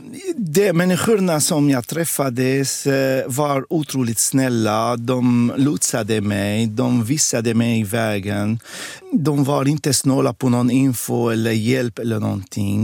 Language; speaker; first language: Swedish; non-native, fluent; Arabic